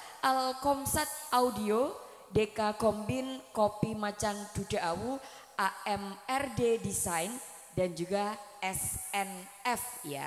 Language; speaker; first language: Indonesian; non-native, local second language; Javanese